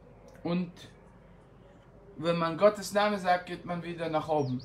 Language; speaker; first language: German; non-native, fluent; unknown